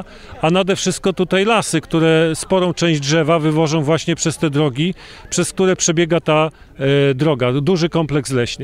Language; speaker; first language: Polish; native; Polish